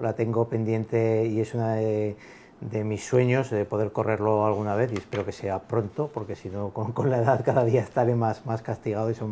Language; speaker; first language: Spanish; native; Spanish